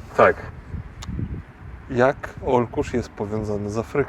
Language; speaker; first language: Polish; non-native, fluent; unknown